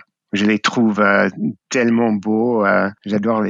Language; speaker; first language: French; non-native, fluent; English